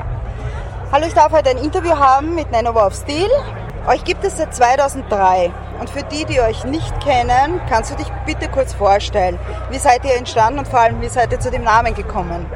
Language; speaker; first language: German; native; German